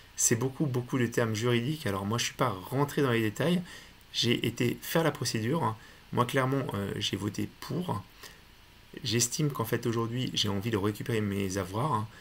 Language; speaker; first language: French; native; French